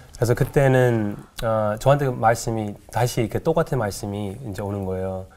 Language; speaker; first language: Korean; early bilingual, heritage; English